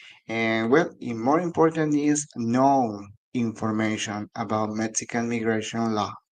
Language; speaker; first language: English; non-native, learner; Spanish